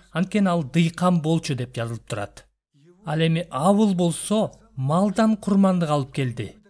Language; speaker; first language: Kyrgyz; non-native, local second language; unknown